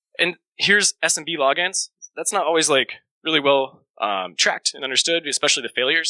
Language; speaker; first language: English; native; English